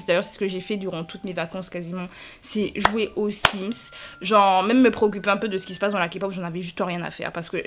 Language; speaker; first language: French; native; French